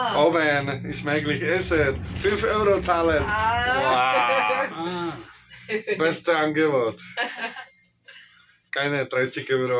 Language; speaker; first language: German; non-native, learner; Slovak